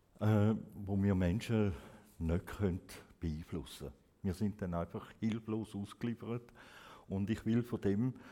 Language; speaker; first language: German; native; German